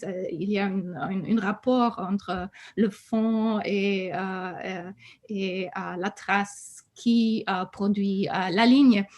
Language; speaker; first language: French; non-native, fluent; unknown